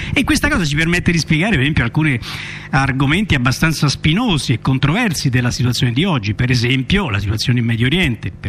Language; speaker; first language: Italian; native; Italian